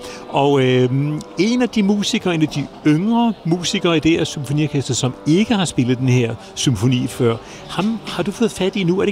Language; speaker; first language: Danish; native; Danish